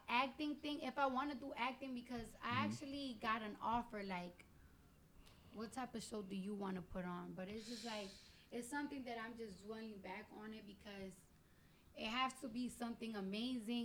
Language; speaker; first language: English; early bilingual, other home language; Spanish